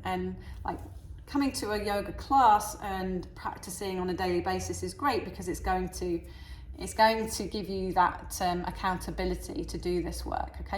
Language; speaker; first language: English; native; English